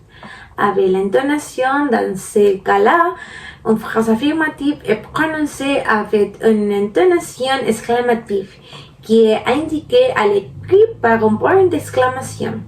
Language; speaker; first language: French; non-native, learner; Spanish